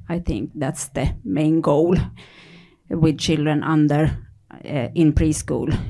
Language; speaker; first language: English; non-native, fluent; Finnish